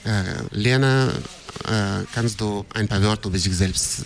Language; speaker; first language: German; non-native, fluent; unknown